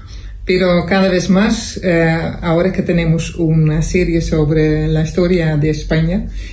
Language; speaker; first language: Spanish; non-native, fluent; Dutch